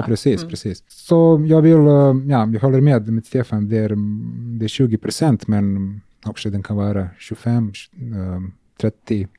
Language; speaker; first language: Swedish; non-native, learner; Serbian